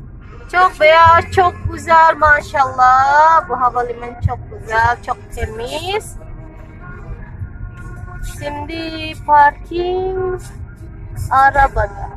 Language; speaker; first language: Turkish; non-native, learner; Indonesian